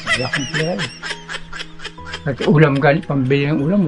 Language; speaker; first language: Filipino; non-native, local second language; Bikol